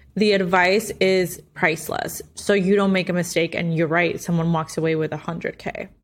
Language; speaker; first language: English; non-native, fluent; Spanish